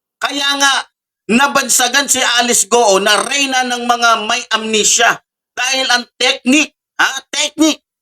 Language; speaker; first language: Filipino; native; Filipino